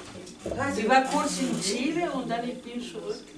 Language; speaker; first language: German; non-native, learner; Spanish